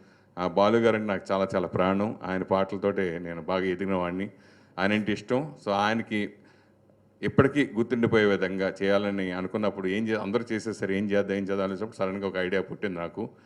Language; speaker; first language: Telugu; native; Telugu